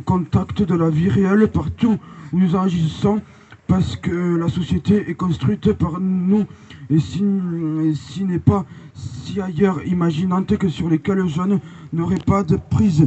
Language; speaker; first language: French; native; French